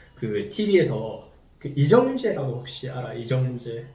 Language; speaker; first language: Korean; native; Korean